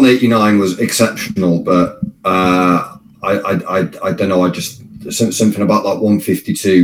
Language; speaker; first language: English; native; English